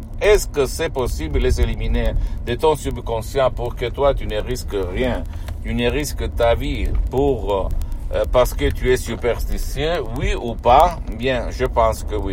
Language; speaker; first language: French; non-native, fluent; Italian